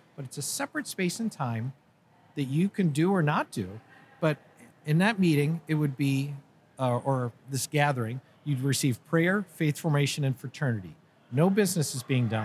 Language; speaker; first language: English; native; English